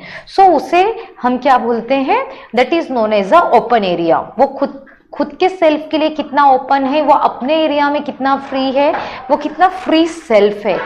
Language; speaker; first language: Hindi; native; Hindi